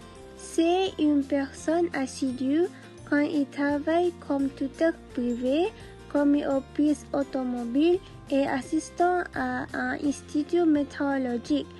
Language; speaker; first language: French; non-native, learner; Malay